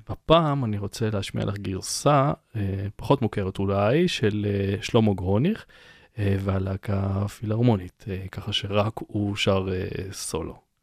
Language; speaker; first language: Hebrew; native; Hebrew